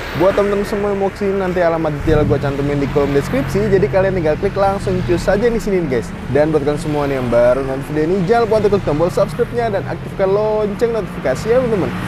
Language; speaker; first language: Indonesian; native; Indonesian